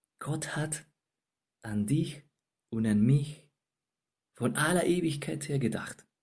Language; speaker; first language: German; non-native, fluent; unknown